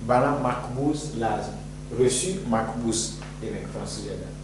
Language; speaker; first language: Turkish; non-native, fluent; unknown